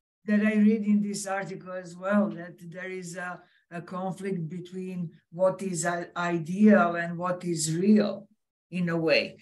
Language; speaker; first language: English; non-native, fluent; Serbian